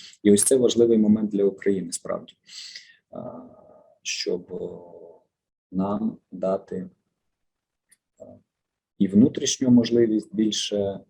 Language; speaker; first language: Ukrainian; native; Ukrainian